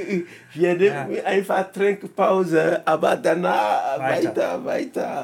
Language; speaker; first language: German; non-native, learner; French